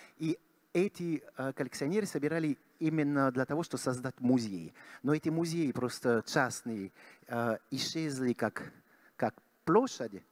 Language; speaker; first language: Russian; non-native, fluent; French